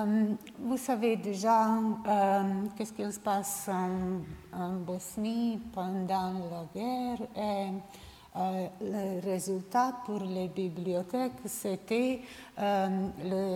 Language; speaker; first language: French; non-native, learner; Serbian